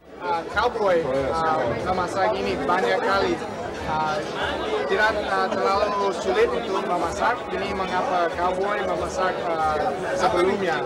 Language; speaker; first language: Indonesian; non-native, learner; English